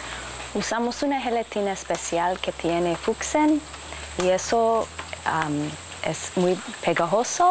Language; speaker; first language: Spanish; non-native, fluent; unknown